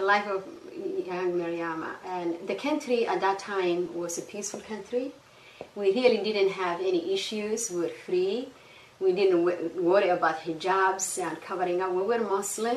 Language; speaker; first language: English; non-native, fluent; Somali